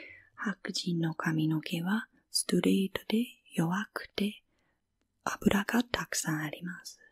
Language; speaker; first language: Japanese; non-native, fluent; English